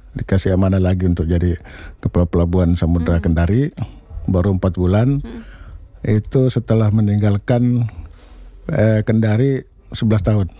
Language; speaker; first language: Indonesian; non-native, local second language; Buginese